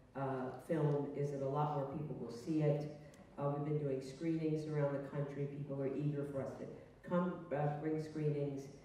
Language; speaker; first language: English; native; English